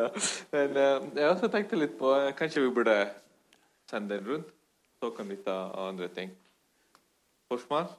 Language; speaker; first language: Norwegian; non-native, fluent; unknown